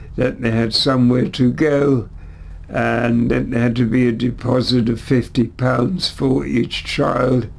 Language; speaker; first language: English; early bilingual, other home language; German